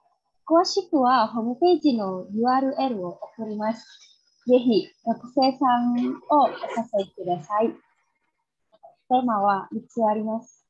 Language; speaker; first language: Japanese; non-native, fluent; Indonesian